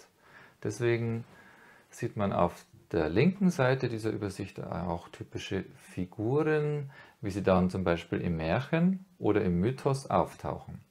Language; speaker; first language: German; native; German